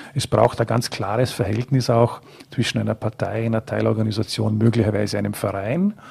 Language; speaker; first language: German; native; German